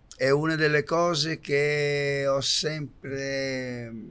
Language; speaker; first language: Italian; native; Italian